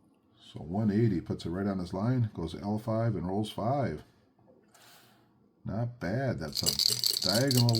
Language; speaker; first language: English; native; English